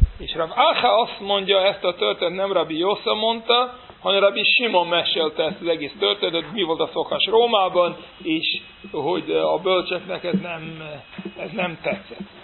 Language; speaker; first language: Hungarian; non-native, fluent; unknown